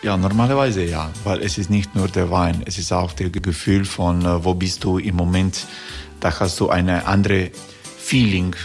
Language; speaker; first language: German; non-native, learner; Croatian